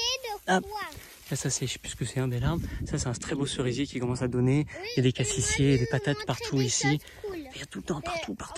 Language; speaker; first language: French; native; French